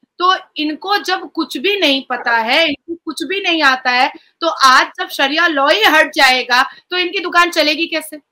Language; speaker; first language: Hindi; native; Hindi